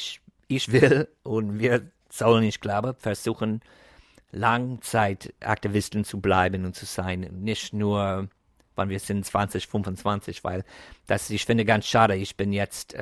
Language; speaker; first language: German; non-native, fluent; English